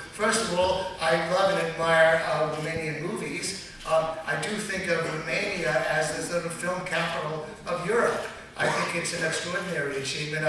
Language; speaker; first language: English; native; English